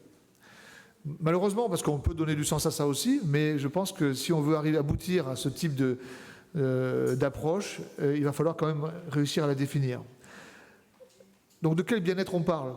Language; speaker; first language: French; native; French